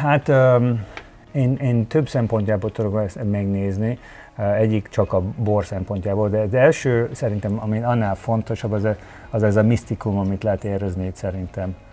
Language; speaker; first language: Hungarian; early bilingual, heritage; Hungarian